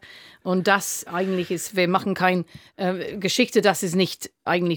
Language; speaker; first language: German; non-native, fluent; English